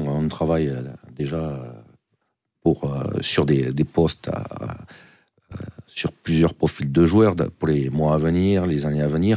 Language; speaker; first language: French; native; French